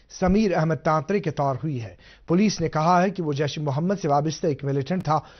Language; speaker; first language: Urdu; non-native, local second language; Kashmiri